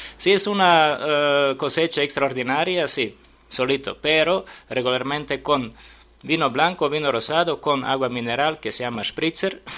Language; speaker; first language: Spanish; non-native, learner; Serbian